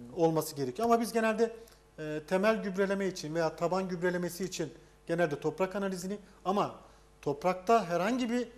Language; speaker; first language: Turkish; native; Turkish